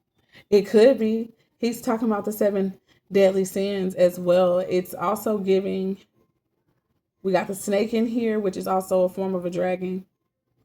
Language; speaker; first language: English; native; English